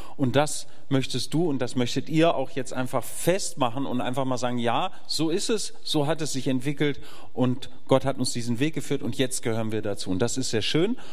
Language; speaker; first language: German; native; German